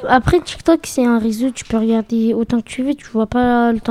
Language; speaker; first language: French; native; French